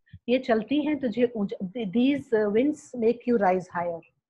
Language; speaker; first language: Hindi; early bilingual, heritage; Hindi